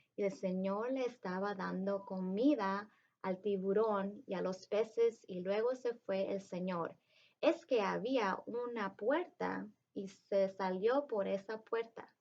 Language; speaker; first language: Spanish; early bilingual, heritage; Spanish